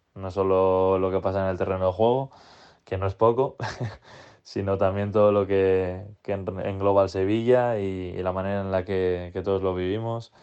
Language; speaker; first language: Spanish; native; Spanish